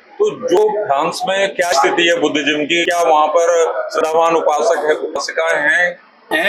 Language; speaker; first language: Hindi; native; Hindi